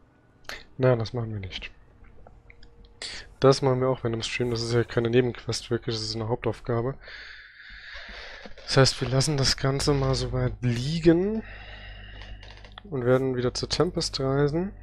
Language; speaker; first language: German; native; German